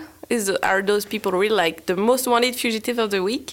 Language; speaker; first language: English; non-native, fluent; French